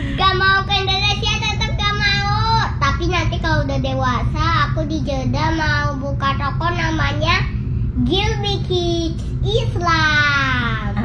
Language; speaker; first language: Indonesian; early bilingual, heritage; Indonesian